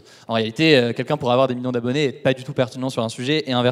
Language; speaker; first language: French; native; French